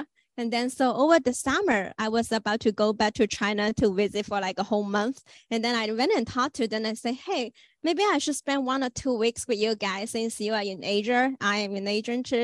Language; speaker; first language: English; non-native, fluent; Chinese